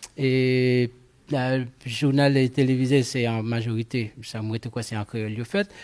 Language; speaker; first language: Haitian Creole; non-native, fluent; Spanish